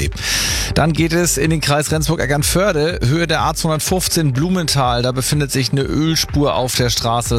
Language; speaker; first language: German; native; German